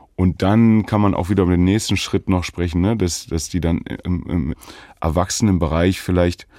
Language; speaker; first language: German; native; German